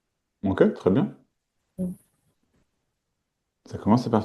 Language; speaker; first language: French; native; French